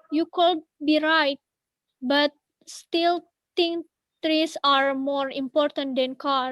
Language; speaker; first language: English; non-native, learner; Indonesian